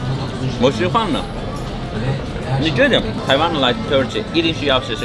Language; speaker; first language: Chinese; non-native, learner; Turkish